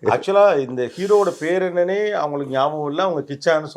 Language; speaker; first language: Tamil; native; Tamil